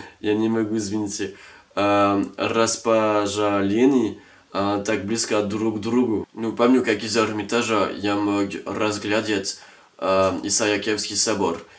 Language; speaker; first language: Russian; non-native, learner; French